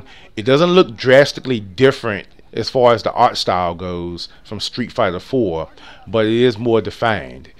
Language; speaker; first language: English; native; English